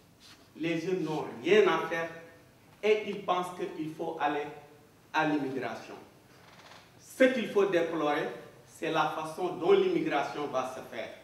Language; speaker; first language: French; non-native, local second language; Wolof